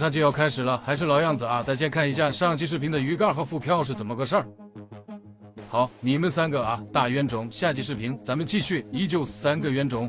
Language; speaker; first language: Chinese; native; Chinese